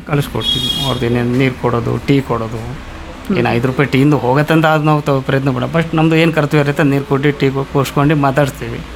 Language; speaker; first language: Kannada; non-native, fluent; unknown